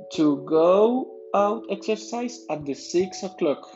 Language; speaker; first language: English; non-native, learner; Spanish